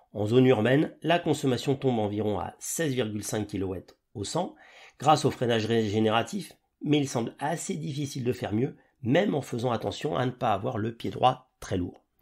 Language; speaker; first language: French; native; French